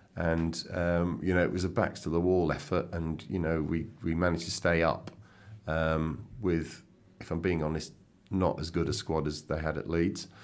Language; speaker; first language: English; native; English